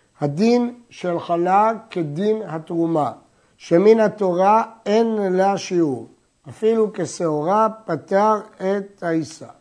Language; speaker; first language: Hebrew; native; Hebrew